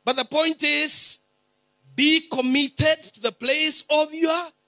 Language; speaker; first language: English; non-native, local second language; Swahili